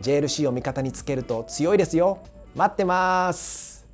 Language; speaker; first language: Japanese; native; Japanese